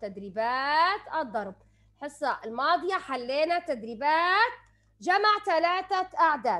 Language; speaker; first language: Arabic; native; Arabic